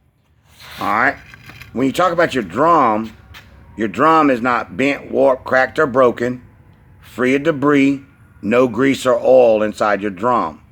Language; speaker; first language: English; native; English